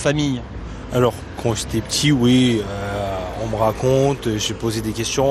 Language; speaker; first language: French; non-native, fluent; Tibetan